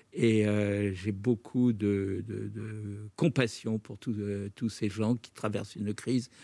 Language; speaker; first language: French; native; French